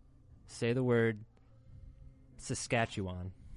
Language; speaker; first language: English; native; English